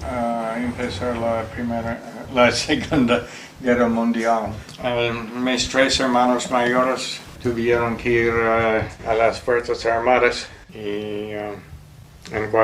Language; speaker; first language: Spanish; non-native, fluent; English